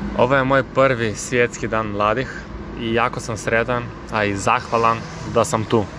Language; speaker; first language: Croatian; early bilingual, heritage; Croatian